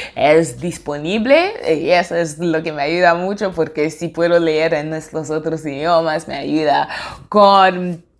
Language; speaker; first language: Spanish; non-native, fluent; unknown